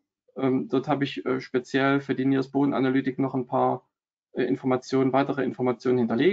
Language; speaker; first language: German; native; German